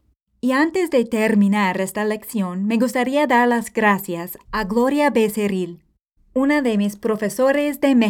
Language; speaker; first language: Spanish; non-native, fluent; English